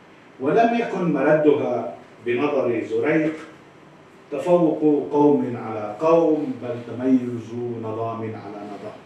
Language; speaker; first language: Arabic; native; Arabic